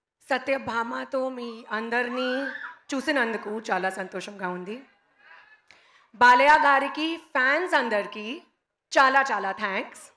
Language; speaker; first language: Telugu; non-native, learner; Hindi